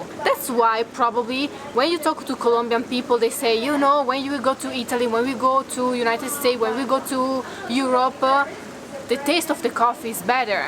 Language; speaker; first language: English; non-native, fluent; Italian